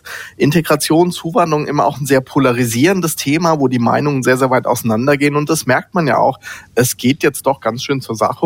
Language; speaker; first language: German; native; German